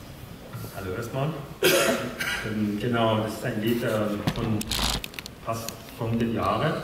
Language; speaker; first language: German; non-native, fluent; Persian